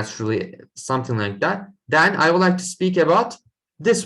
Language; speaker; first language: English; non-native, fluent; Turkish